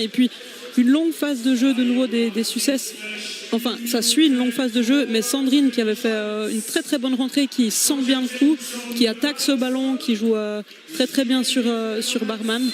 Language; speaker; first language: French; native; French